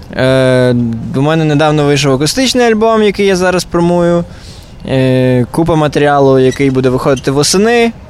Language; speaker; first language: Ukrainian; native; Ukrainian